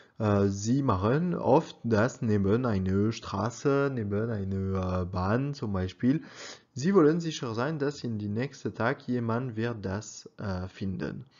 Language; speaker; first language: German; non-native, learner; French